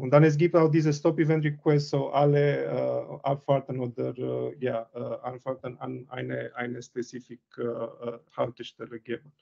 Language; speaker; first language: German; non-native, learner; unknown